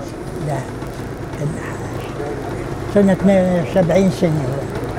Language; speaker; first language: Arabic; native; Arabic